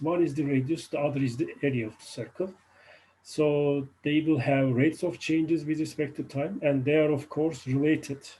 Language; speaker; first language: English; non-native, fluent; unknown